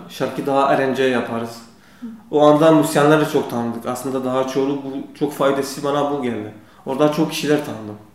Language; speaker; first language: Turkish; non-native, learner; Kurdish